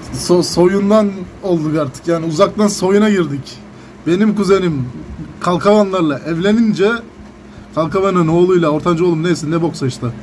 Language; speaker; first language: Turkish; native; Turkish